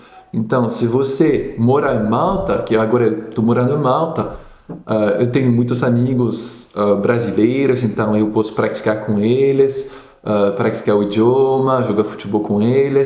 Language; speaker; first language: Portuguese; non-native, fluent; French